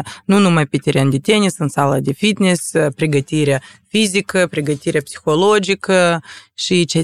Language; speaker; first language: Romanian; non-native, local second language; Russian